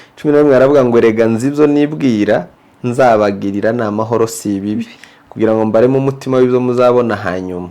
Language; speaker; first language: Kinyarwanda; native; Kinyarwanda